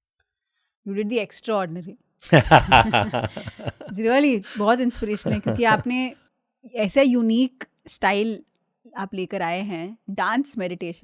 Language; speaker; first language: Hindi; native; Hindi